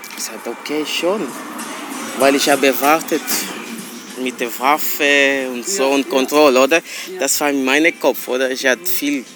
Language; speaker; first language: German; non-native, learner; Portuguese